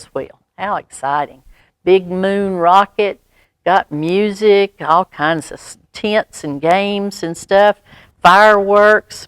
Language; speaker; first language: English; native; English